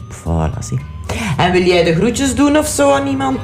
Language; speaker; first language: Dutch; native; Dutch